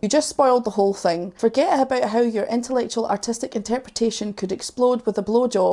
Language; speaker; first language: English; native; English